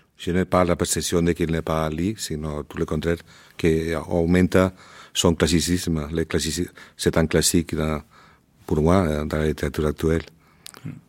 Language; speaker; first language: French; non-native, learner; Spanish